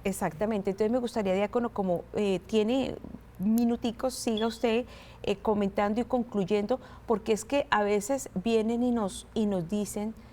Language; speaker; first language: Spanish; native; Spanish